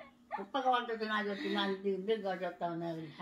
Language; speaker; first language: Korean; native; Korean